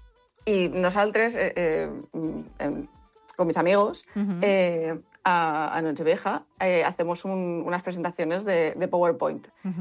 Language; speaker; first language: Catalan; non-native, local second language; Spanish